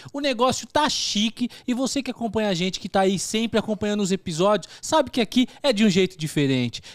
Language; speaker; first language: Portuguese; native; Portuguese